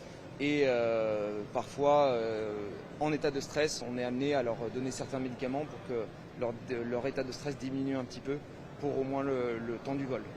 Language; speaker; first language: French; native; French